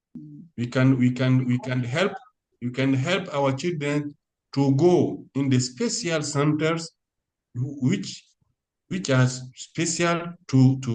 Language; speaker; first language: English; non-native, learner; French